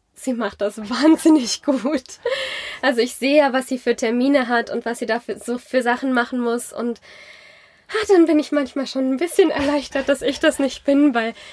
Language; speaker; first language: German; native; German